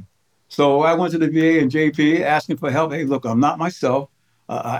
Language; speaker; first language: English; native; English